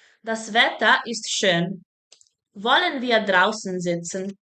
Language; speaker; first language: German; non-native, fluent; Serbian